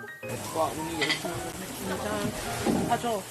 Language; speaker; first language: Korean; non-native, learner; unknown